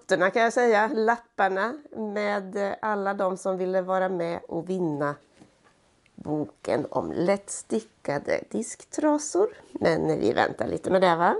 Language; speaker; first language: Swedish; native; Swedish